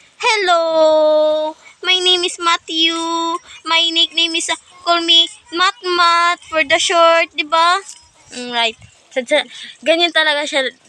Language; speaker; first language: Filipino; non-native, local second language; Cebuano